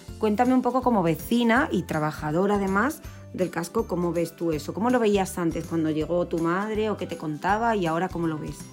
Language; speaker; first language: Spanish; native; Spanish